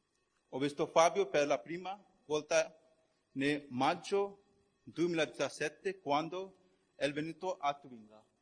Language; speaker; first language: Italian; non-native, fluent; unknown